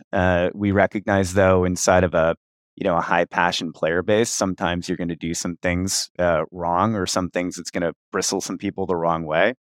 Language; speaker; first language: English; native; English